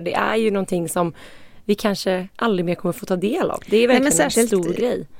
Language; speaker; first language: Swedish; native; Swedish